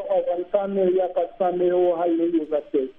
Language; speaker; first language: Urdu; non-native, fluent; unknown